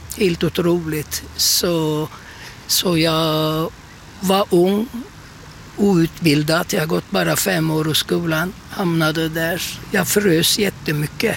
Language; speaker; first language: Swedish; non-native, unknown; Turkish